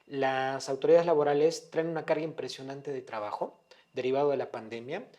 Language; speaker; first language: Spanish; native; Spanish